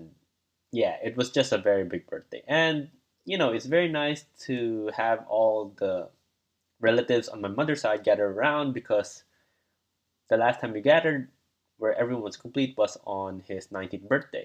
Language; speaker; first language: English; non-native, local second language; Cebuano